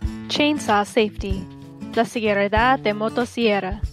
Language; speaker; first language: Spanish; non-native, learner; English